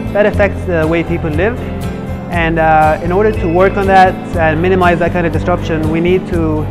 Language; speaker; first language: English; non-native, fluent; Arabic